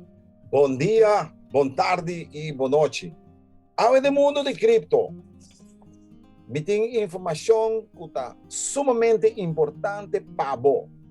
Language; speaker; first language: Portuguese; non-native, learner; Papiamento